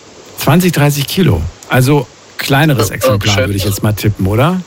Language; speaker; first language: German; native; German